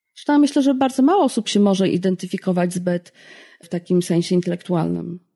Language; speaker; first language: Polish; native; Polish